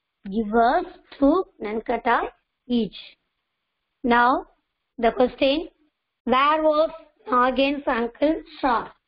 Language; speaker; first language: English; non-native, local second language; Tamil